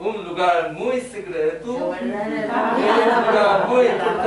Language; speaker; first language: Spanish; non-native, learner; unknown